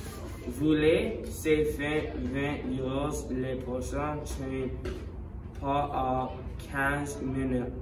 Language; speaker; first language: French; non-native, learner; English